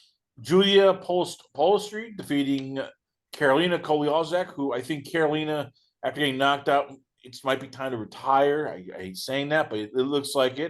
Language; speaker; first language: English; native; English